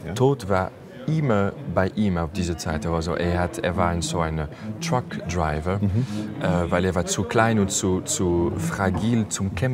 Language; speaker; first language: German; non-native, fluent; French